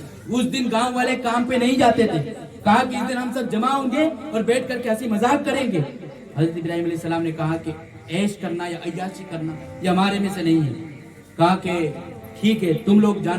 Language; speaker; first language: Urdu; native; Urdu